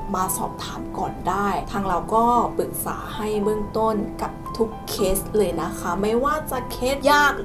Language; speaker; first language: Thai; non-native, fluent; Korean